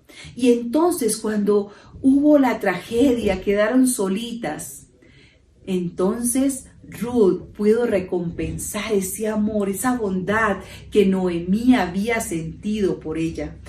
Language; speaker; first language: Spanish; native; Spanish